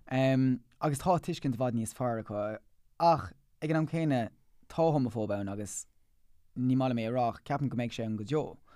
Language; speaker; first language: Irish; non-native, local second language; English